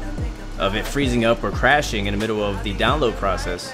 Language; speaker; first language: English; native; English